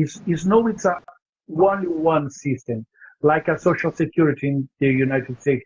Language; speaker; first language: English; non-native, learner; Portuguese